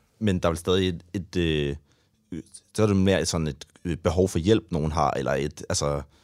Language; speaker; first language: Danish; native; Danish